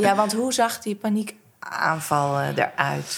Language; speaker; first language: Dutch; native; Dutch